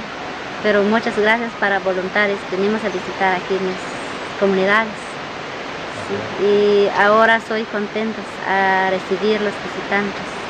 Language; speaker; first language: Spanish; non-native, local second language; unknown